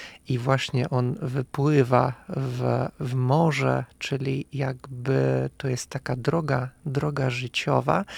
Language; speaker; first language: Polish; non-native, fluent; Russian